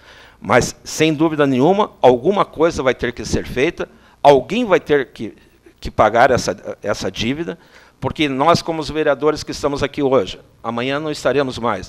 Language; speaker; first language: Portuguese; native; Portuguese